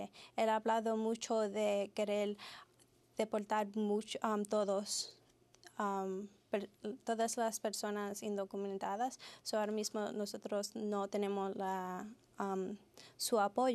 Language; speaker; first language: Spanish; early bilingual, heritage; Spanish